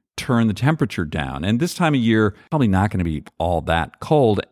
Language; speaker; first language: English; native; English